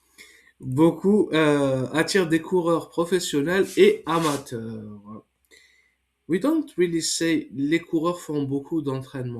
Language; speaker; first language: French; non-native, fluent; English